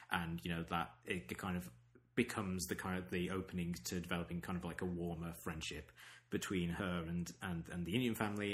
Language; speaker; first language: English; native; English